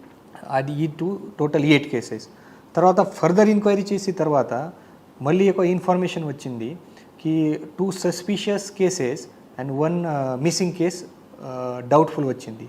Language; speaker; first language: Telugu; non-native, fluent; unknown